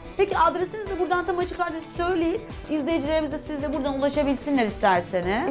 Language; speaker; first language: Turkish; native; Turkish